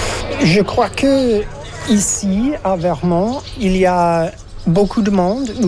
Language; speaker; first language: French; non-native, learner; English